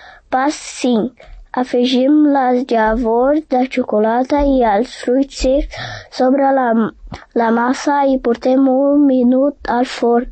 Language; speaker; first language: Catalan; early bilingual, other home language; Portuguese